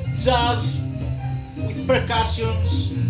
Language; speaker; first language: English; non-native, fluent; Greek